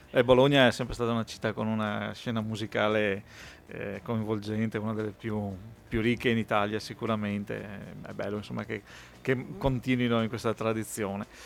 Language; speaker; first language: Italian; native; Italian